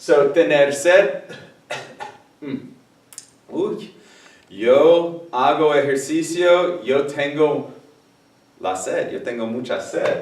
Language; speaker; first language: Spanish; non-native, fluent; English